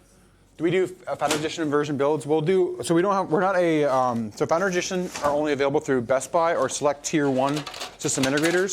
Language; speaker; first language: English; native; English